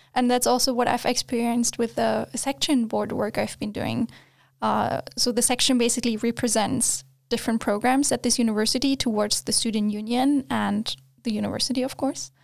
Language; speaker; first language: English; non-native, fluent; German